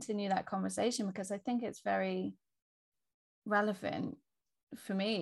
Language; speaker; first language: English; native; English